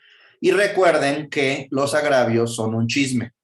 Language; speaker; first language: Spanish; native; Spanish